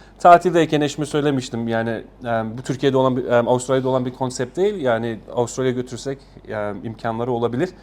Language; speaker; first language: Turkish; early bilingual, heritage; Turkish